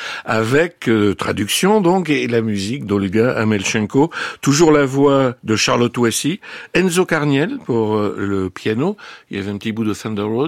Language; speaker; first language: French; native; French